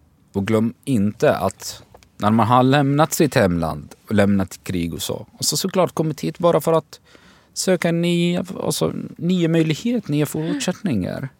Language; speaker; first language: Swedish; non-native, fluent; Arabic